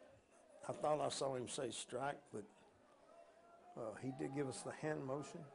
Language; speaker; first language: English; native; English